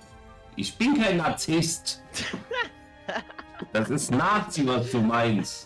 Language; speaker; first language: German; native; German